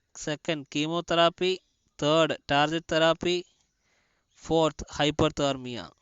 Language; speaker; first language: English; non-native, local second language; Malayalam